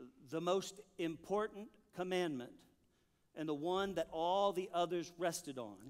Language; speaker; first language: English; native; English